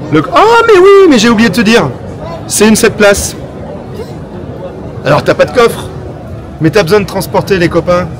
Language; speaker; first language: French; native; French